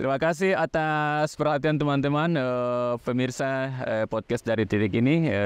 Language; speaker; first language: Indonesian; native; Indonesian